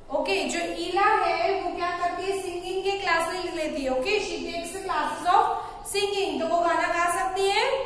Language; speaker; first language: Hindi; non-native, local second language; Gujarati